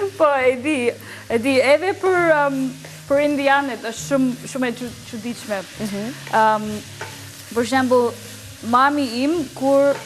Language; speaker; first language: Albanian; non-native, learner; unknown